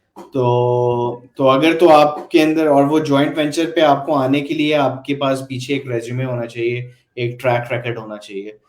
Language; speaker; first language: Urdu; native; Urdu